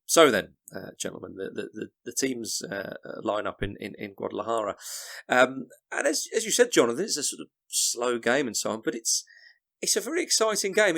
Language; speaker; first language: English; native; English